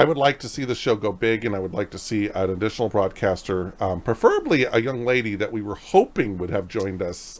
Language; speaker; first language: English; native; English